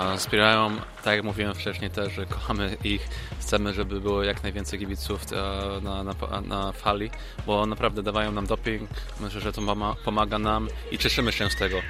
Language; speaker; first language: Polish; early bilingual, heritage; Polish